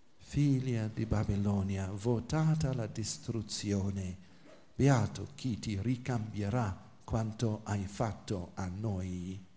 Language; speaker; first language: Italian; non-native, fluent; English